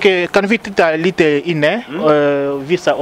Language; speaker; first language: Swedish; non-native, learner; Lingala